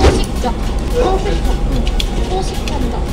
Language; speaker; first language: Chinese; non-native, learner; Japanese